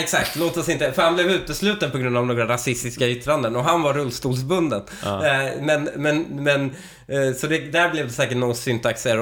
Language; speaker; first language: Swedish; native; Swedish